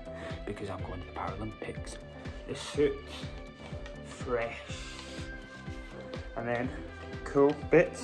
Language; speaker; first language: English; native; English